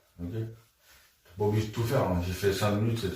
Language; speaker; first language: French; native; French